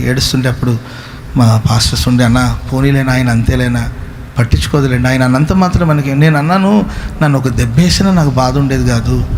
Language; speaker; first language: Telugu; non-native, local second language; Kannada